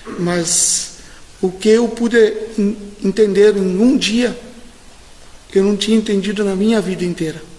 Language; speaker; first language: Portuguese; native; Portuguese